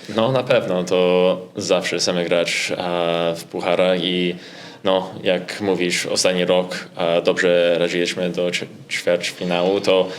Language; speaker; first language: Polish; early bilingual, heritage; Polish